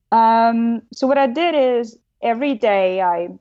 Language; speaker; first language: English; non-native, fluent; German